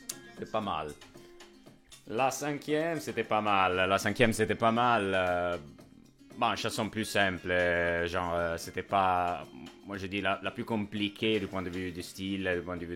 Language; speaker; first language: French; non-native, fluent; Italian